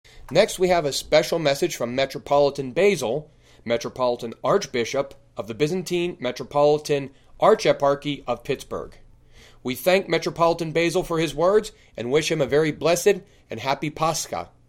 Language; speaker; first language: English; native; English